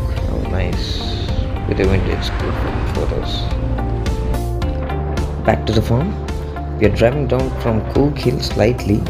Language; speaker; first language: English; non-native, local second language; Telugu